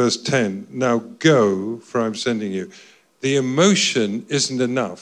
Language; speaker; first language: English; native; English